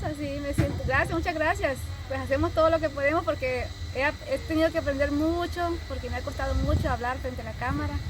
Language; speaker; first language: Spanish; native; Spanish